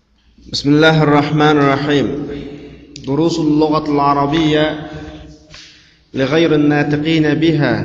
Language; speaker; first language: Arabic; non-native, fluent; Uyghur